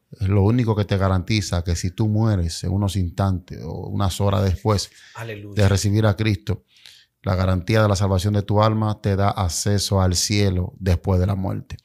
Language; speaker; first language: Spanish; native; Spanish